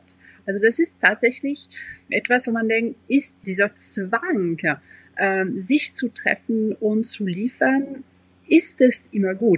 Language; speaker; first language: German; non-native, fluent; French